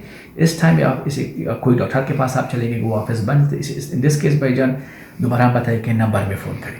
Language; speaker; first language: Hindi; non-native, learner; Persian